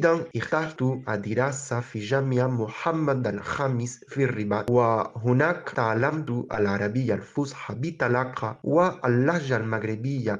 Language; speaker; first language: Arabic; non-native, fluent; Spanish